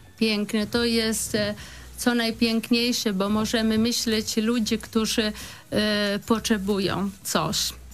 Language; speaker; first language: Polish; non-native, fluent; Italian